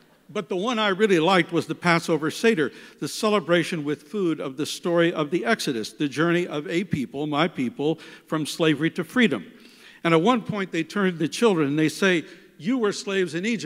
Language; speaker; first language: English; native; English